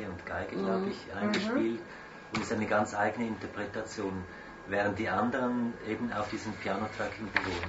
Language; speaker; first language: German; native; German